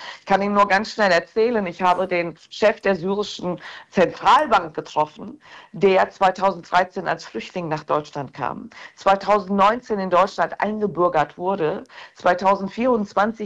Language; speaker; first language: German; early bilingual, other home language; Turkish